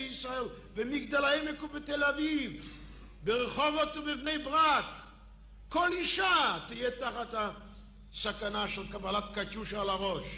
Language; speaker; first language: Hebrew; non-native, fluent; Yiddish